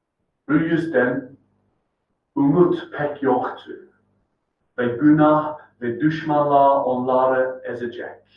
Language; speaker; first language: Turkish; non-native, fluent; English